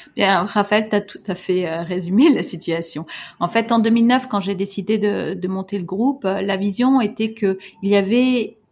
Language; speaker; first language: French; native; French